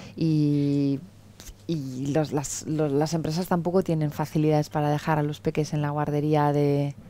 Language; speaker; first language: Spanish; native; Spanish